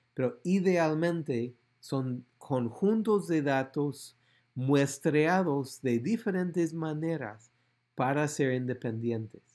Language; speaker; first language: Spanish; non-native, fluent; English